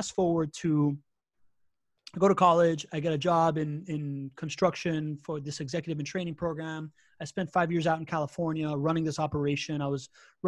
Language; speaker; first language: English; early bilingual, other home language; Spanish